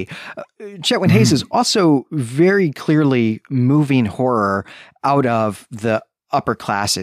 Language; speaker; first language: English; native; English